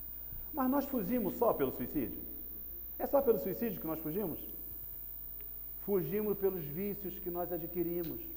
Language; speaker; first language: Portuguese; native; Portuguese